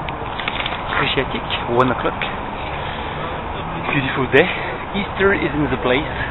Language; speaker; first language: English; non-native, fluent; French